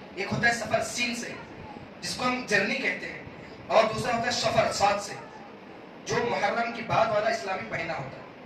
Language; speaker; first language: Urdu; native; Urdu